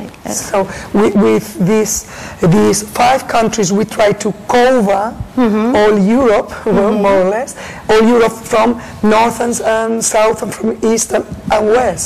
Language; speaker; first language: English; non-native, learner; Spanish